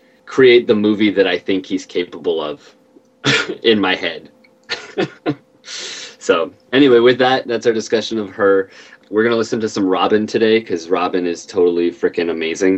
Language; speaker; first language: English; native; English